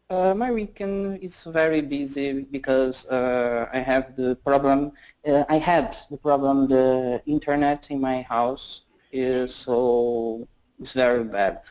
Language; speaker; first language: English; non-native, learner; Portuguese